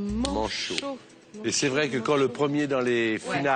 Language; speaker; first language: French; native; French